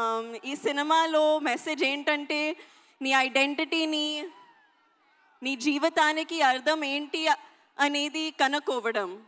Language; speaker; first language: Telugu; non-native, learner; Hindi